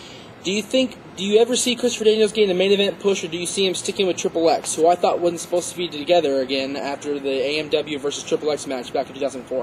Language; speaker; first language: English; native; English